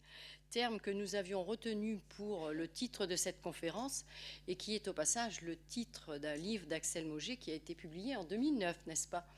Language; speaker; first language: French; native; French